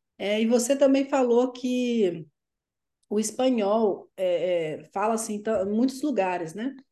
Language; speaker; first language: Portuguese; native; Portuguese